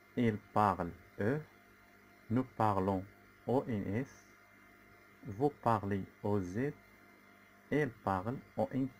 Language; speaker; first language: French; non-native, local second language; Arabic